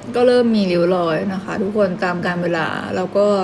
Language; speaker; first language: Thai; native; Thai